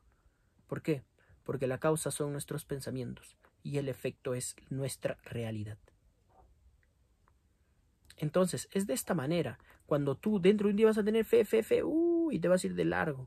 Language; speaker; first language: Spanish; native; Spanish